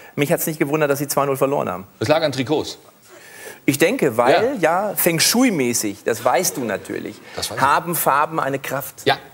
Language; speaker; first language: German; native; German